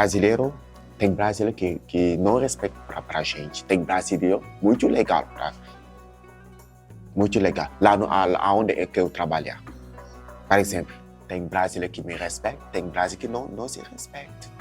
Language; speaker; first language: Portuguese; non-native, learner; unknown